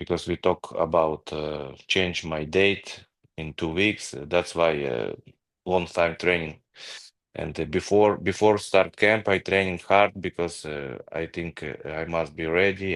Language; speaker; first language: English; non-native, learner; Ukrainian